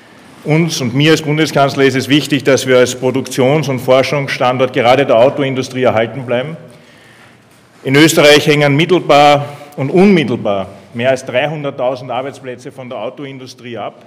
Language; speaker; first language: German; native; German